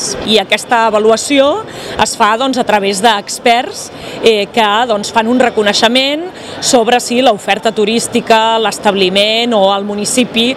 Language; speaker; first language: Catalan; native; Catalan